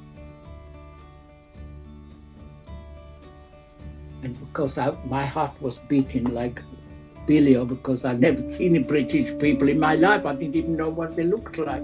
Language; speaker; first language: English; native; English